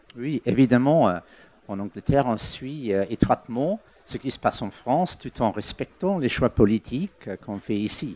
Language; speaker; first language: French; non-native, fluent; English